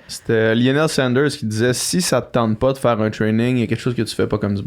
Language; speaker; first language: French; native; French